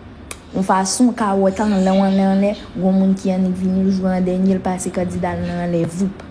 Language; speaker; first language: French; non-native, learner; Haitian Creole